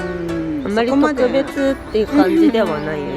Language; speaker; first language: Japanese; early bilingual, other home language; Filipino